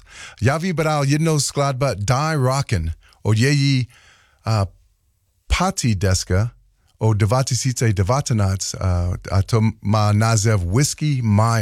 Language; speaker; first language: Czech; non-native, learner; English